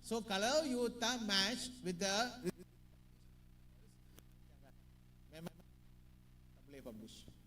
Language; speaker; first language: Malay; non-native, learner; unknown